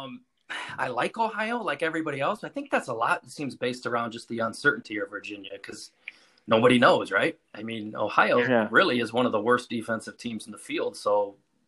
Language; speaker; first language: English; native; English